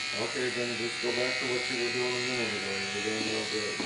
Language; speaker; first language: English; native; English